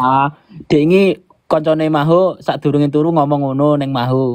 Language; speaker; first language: Japanese; non-native, learner; Javanese